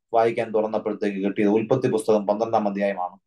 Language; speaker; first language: Malayalam; native; Malayalam